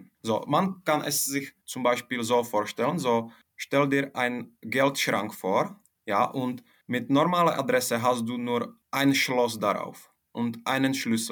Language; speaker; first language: German; non-native, fluent; Czech